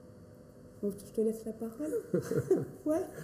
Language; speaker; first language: French; native; French